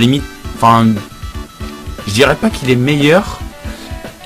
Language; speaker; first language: French; native; French